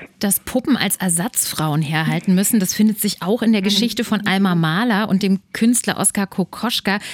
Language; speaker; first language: German; native; German